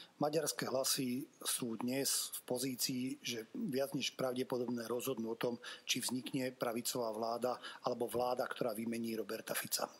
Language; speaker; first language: Slovak; non-native, local second language; Hungarian